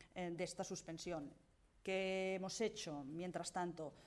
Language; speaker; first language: Spanish; non-native, local second language; Catalan